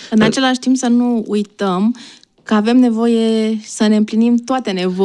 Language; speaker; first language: Romanian; native; Romanian